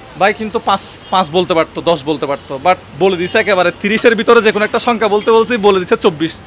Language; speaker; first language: Bangla; native; Bangla